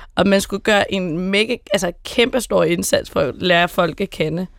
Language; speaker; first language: Danish; non-native, fluent; Persian